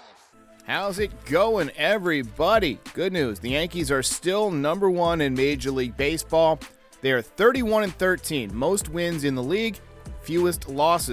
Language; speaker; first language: English; native; English